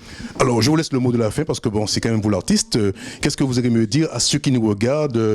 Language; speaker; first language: French; native; French